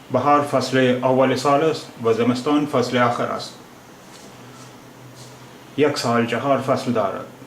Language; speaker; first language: Persian; non-native, fluent; Urdu